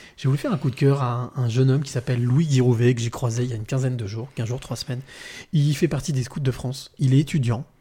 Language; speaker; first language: French; native; French